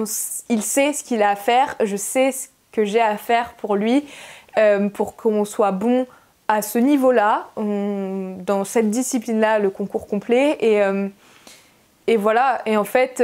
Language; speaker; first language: French; native; French